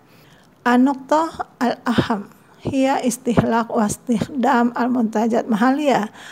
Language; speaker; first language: Arabic; non-native, fluent; Indonesian